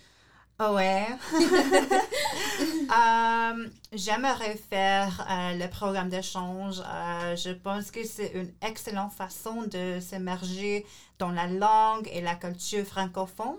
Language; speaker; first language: French; non-native, learner; English